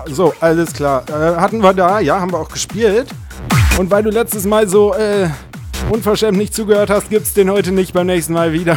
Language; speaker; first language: German; native; German